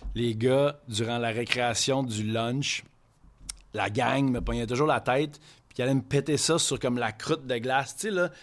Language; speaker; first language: French; native; French